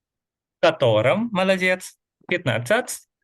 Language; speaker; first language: Russian; non-native, fluent; Indonesian